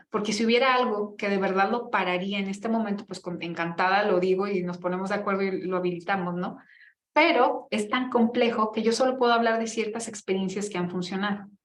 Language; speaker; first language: Spanish; native; Spanish